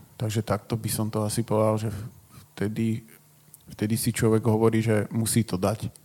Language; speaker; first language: Slovak; native; Slovak